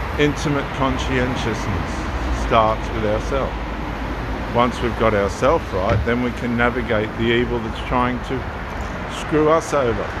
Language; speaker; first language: English; native; English